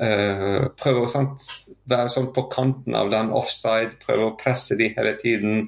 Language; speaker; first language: Norwegian; non-native, fluent; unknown